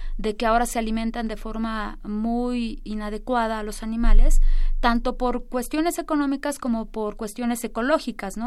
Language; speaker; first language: Spanish; native; Spanish